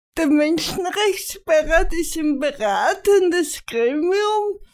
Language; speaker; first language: German; native; German